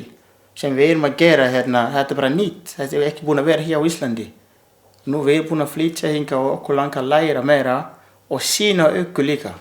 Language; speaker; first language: Icelandic; non-native, learner; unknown